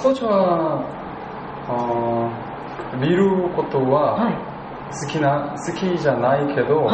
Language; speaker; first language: Japanese; non-native, learner; Korean